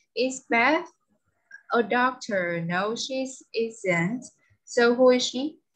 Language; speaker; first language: English; non-native, fluent; Vietnamese